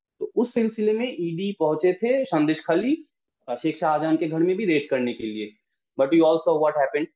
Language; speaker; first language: Hindi; non-native, local second language; Bangla